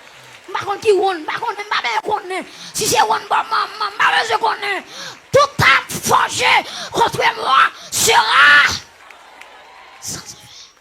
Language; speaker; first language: French; non-native, local second language; Haitian Creole